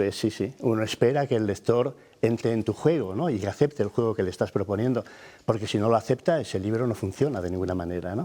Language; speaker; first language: Spanish; native; Spanish